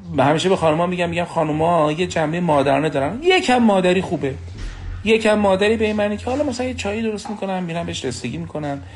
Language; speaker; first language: Persian; native; Persian